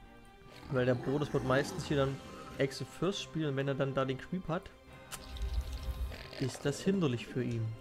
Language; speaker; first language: German; native; German